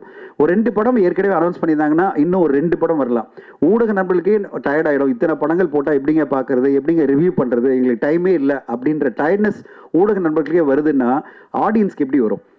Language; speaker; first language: Tamil; native; Tamil